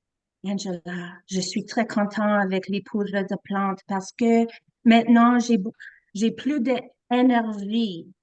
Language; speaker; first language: French; non-native, local second language; English